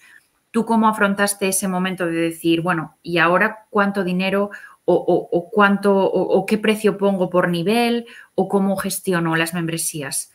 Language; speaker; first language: Spanish; native; Spanish